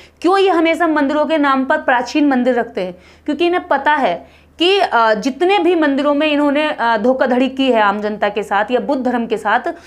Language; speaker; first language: Hindi; native; Hindi